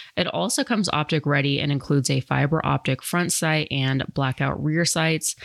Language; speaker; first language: English; native; English